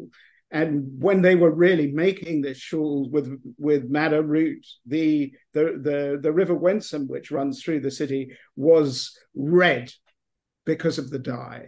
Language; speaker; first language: English; native; English